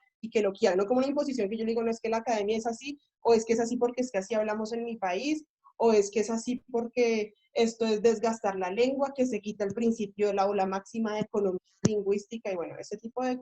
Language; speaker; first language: Spanish; native; Spanish